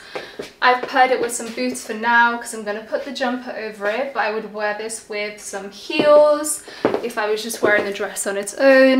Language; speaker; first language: English; native; English